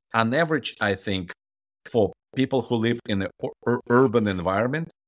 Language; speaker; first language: English; non-native, fluent; Ukrainian